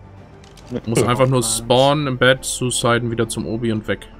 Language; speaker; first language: German; native; German